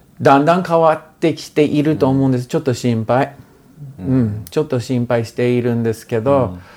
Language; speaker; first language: Japanese; non-native, fluent; English